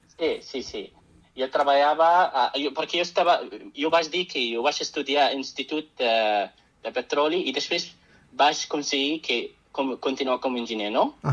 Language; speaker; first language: Catalan; non-native, fluent; Arabic